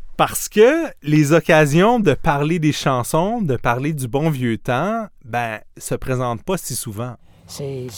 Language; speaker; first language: French; native; French